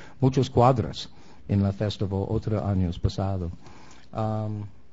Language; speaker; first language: Spanish; non-native, learner; English